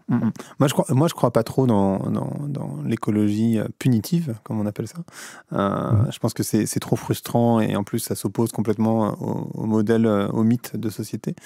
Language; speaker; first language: French; native; French